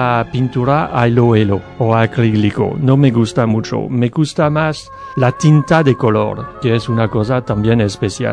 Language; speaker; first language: Spanish; non-native, learner; French